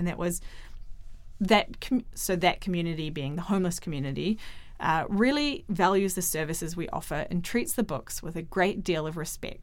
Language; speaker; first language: English; native; English